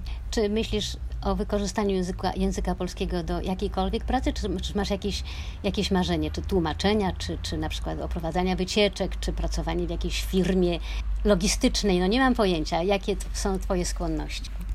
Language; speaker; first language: Polish; native; Polish